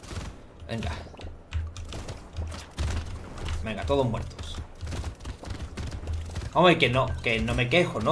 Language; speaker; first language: Spanish; native; Spanish